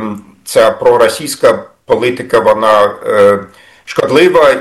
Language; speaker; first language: Ukrainian; non-native, fluent; German